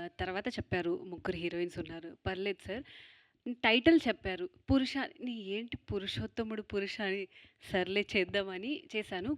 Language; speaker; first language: Telugu; non-native, fluent; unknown